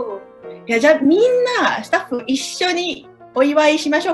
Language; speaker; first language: Japanese; non-native, fluent; Cantonese